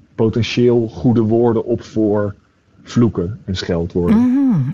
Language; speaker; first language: Dutch; native; Dutch